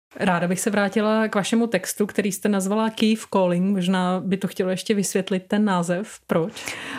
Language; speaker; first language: Czech; native; Czech